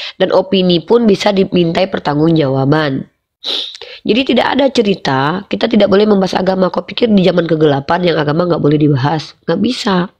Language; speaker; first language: Indonesian; native; Indonesian